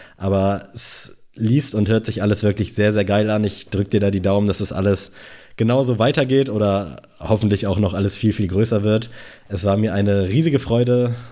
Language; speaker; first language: German; native; German